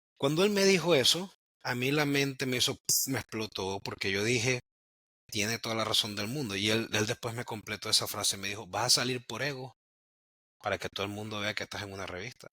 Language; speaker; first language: Spanish; native; Spanish